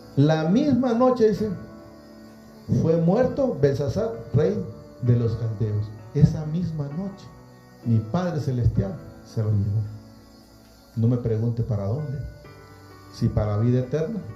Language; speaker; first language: Spanish; native; Spanish